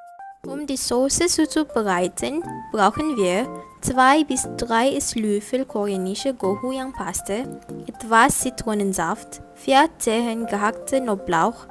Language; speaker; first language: German; non-native, learner; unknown